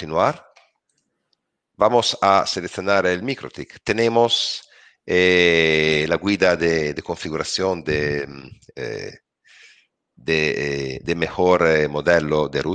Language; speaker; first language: Spanish; non-native, learner; Italian